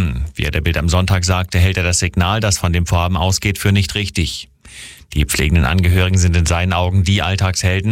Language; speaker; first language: German; native; German